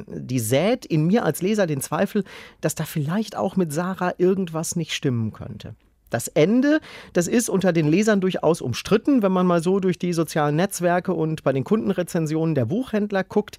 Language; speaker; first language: German; native; German